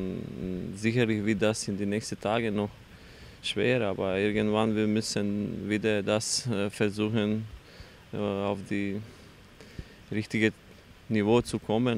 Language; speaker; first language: German; non-native, fluent; Croatian